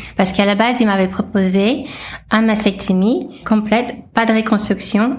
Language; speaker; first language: French; non-native, fluent; English